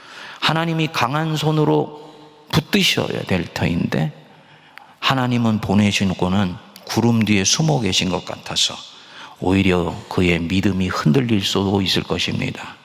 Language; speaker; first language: Korean; native; Korean